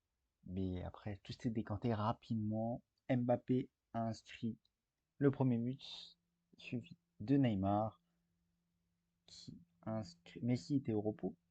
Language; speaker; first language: French; native; French